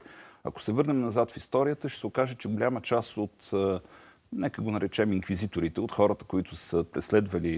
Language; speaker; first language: Bulgarian; native; Bulgarian